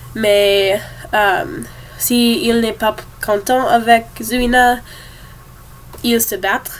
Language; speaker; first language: French; non-native, learner; English